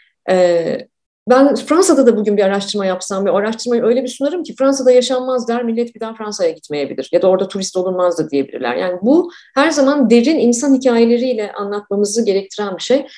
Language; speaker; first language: Turkish; native; Turkish